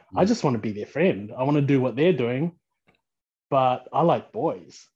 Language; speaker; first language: English; early bilingual, other home language; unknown